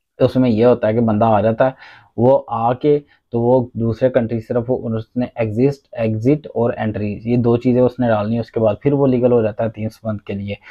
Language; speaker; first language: Urdu; non-native, local second language; Punjabi